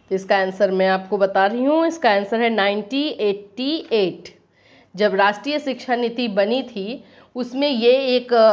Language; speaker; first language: Hindi; native; Hindi